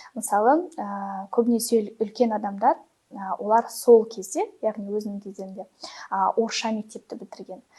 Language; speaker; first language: Kazakh; non-native, local second language; Russian